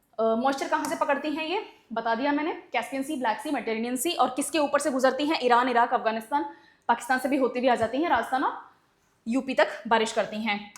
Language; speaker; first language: Hindi; native; Hindi